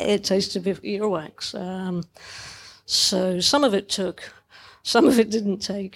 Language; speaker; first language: English; native; English